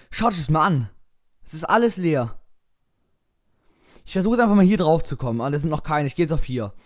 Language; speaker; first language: German; native; German